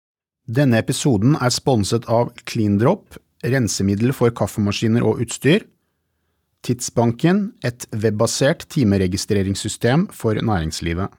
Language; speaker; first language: Norwegian; native; Norwegian